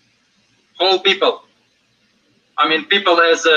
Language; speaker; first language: English; non-native, fluent; Russian